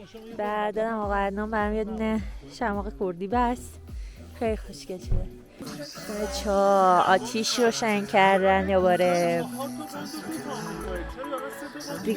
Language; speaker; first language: Persian; native; Persian